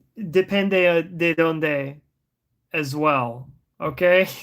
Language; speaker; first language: Spanish; non-native, learner; English